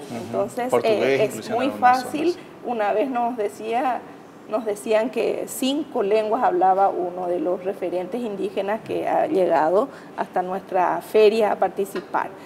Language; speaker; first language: Spanish; native; Spanish